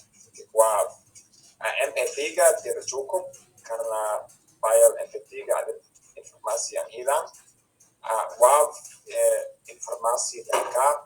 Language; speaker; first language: Indonesian; non-native, fluent; English